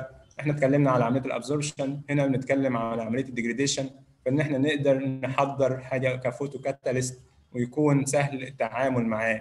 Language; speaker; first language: Arabic; native; Arabic